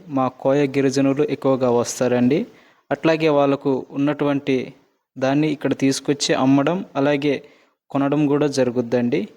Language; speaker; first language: Telugu; non-native, local second language; Koya